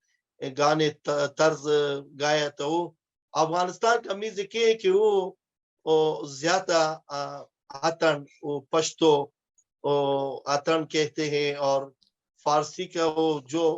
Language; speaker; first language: Hindi; non-native, fluent; Pashto